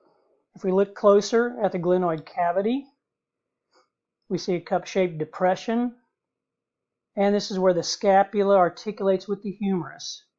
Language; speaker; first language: English; native; English